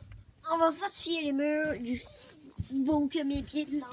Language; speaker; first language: French; native; French